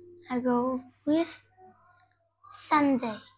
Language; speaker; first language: English; non-native, learner; Vietnamese